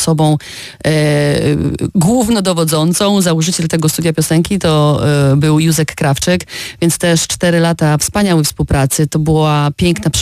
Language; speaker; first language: Polish; native; Polish